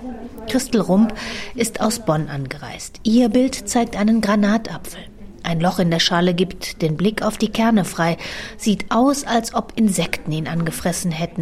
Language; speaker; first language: German; native; German